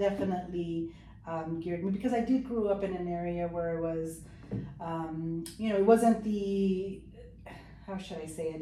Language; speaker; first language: English; early bilingual, other home language; Spanish